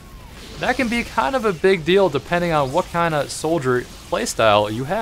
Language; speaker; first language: English; native; English